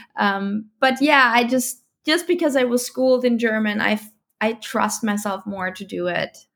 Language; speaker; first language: English; non-native, fluent; German